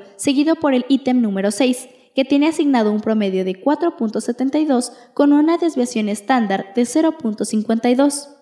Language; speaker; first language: Spanish; native; Spanish